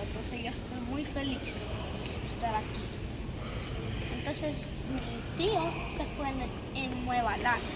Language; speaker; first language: Spanish; early bilingual, heritage; Spanish